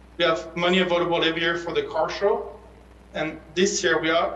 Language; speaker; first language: English; early bilingual, other home language; Persian